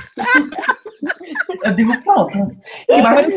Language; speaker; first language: Portuguese; native; Portuguese